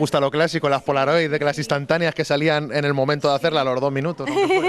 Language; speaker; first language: Spanish; native; Spanish